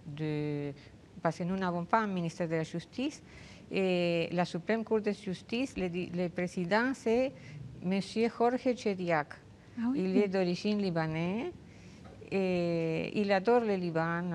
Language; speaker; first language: French; non-native, fluent; Spanish